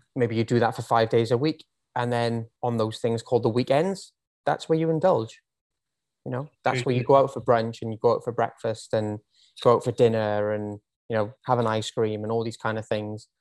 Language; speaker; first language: English; native; English